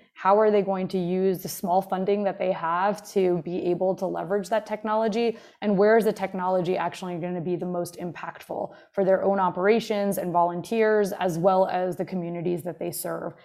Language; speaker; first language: English; native; English